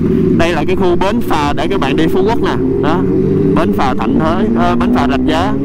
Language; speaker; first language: Vietnamese; native; Vietnamese